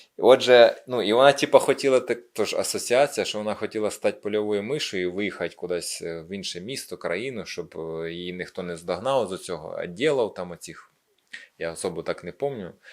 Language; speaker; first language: Ukrainian; non-native, local second language; Russian